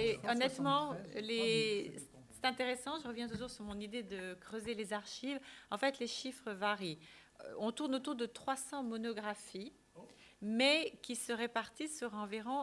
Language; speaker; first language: French; native; French